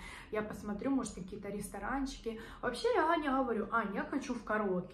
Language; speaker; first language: Russian; native; Russian